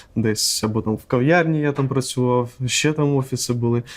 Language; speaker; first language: Ukrainian; non-native, local second language; Russian